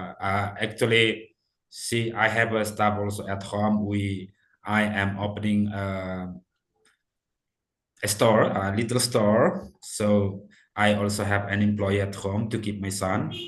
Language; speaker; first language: English; non-native, fluent; Indonesian